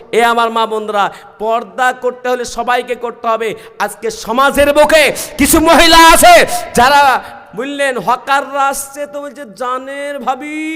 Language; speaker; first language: Bangla; native; Bangla